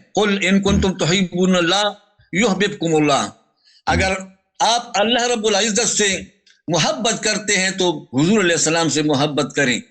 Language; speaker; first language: Urdu; non-native, local second language; Pashto